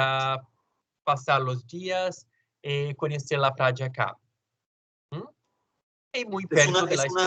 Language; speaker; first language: Spanish; non-native, learner; Portuguese